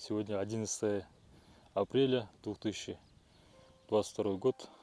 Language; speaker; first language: Russian; non-native, local second language; Kazakh